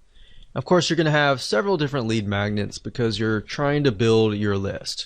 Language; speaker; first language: English; native; English